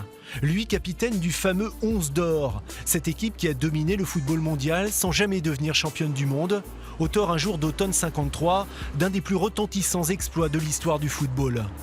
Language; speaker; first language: French; native; French